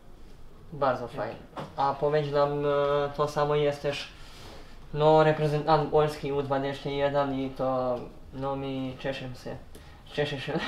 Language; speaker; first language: Polish; non-native, learner; Serbian